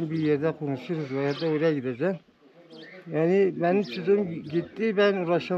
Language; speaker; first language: Turkish; non-native, local second language; Kurdish